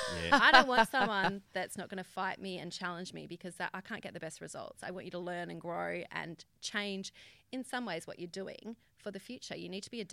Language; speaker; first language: English; native; English